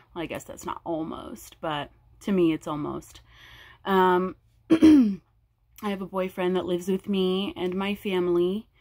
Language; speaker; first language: English; native; English